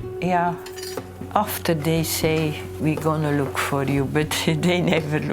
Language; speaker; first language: English; non-native, learner; Dutch